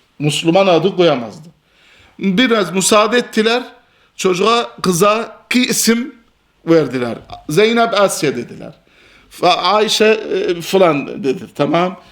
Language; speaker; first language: Turkish; non-native, fluent; Albanian